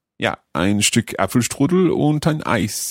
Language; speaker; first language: German; non-native, learner; English